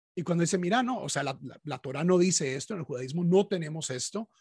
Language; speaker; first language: Spanish; native; Spanish